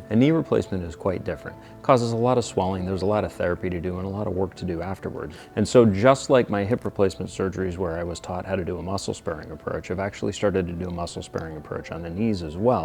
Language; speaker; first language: English; native; English